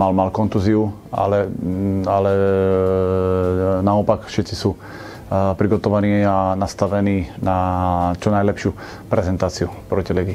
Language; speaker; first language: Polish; non-native, learner; Slovak